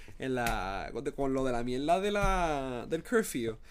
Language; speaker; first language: Spanish; early bilingual, heritage; Spanish